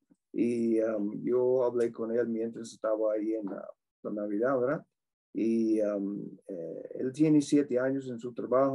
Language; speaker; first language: Spanish; non-native, fluent; English